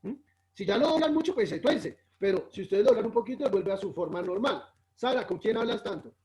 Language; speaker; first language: Spanish; native; Spanish